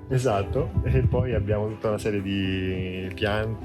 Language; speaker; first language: Italian; native; Italian